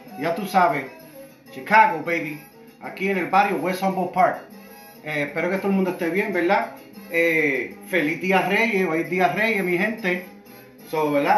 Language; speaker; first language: Spanish; early bilingual, heritage; Spanish